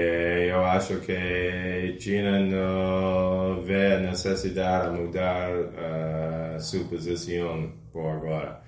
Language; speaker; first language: Portuguese; non-native, fluent; English